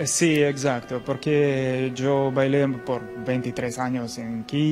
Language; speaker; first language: Spanish; non-native, learner; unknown